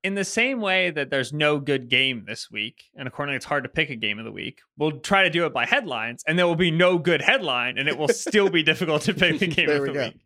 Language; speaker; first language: English; native; English